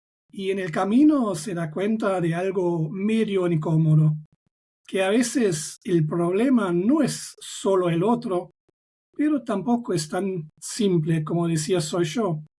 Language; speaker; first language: Spanish; non-native, fluent; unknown